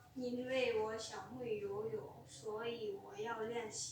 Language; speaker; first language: Chinese; non-native, learner; Lao